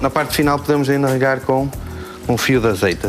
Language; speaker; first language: Portuguese; native; Portuguese